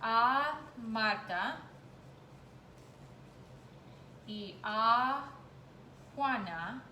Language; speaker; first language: Spanish; non-native, fluent; English